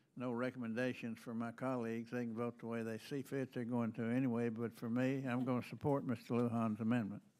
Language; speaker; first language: English; native; English